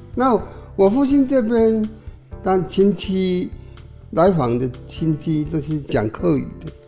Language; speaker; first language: Chinese; non-native, local second language; Min Nan Chinese